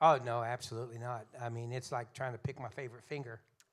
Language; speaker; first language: English; native; English